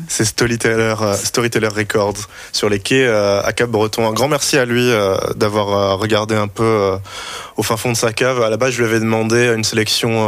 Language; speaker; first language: French; native; French